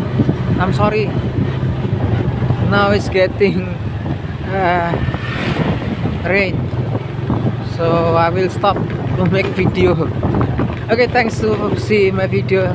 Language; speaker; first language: English; non-native, learner; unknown